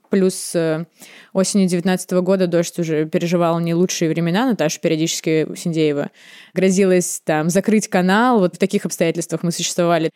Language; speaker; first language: Russian; native; Russian